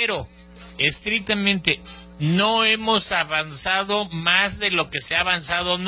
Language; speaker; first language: Spanish; native; Spanish